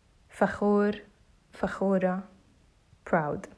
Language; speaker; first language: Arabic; non-native, fluent; English